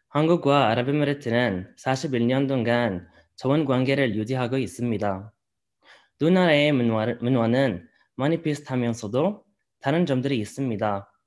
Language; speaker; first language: Korean; non-native, learner; Arabic